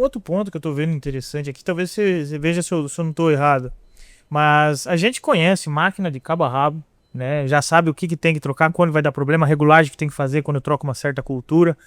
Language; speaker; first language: Portuguese; native; Portuguese